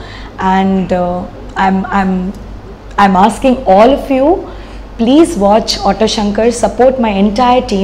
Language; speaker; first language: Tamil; non-native, fluent; Odia